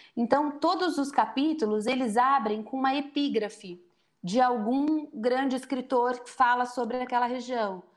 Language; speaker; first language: Portuguese; native; Portuguese